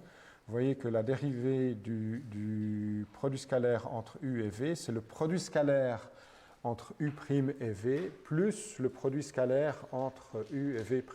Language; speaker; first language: French; native; French